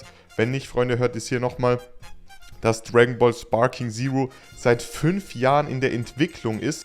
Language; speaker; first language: German; native; German